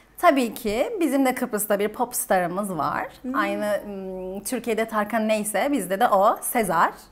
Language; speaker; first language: Turkish; native; Turkish